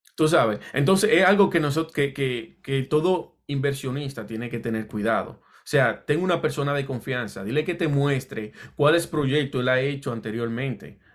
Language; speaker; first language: Spanish; native; Spanish